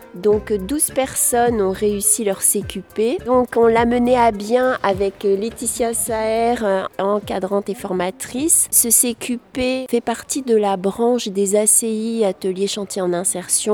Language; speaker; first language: French; native; French